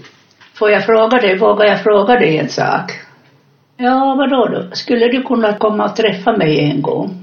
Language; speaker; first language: Swedish; non-native, fluent; Finnish